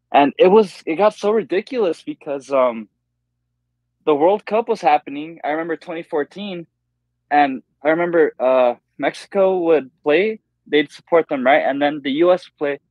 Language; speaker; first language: English; native; English